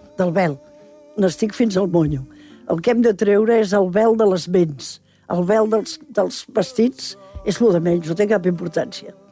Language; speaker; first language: Catalan; native; Catalan